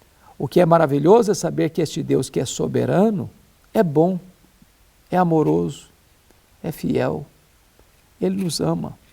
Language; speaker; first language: Portuguese; native; Portuguese